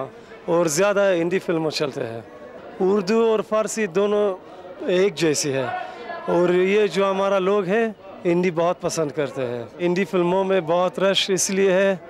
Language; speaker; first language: Hindi; non-native, fluent; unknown